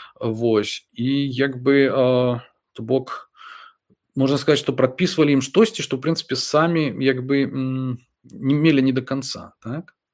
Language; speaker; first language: Belarusian; non-native, local second language; Russian